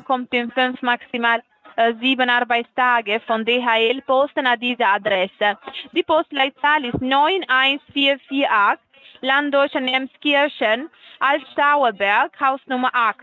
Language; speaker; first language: German; non-native, fluent; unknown